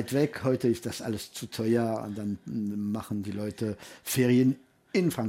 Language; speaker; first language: German; non-native, fluent; French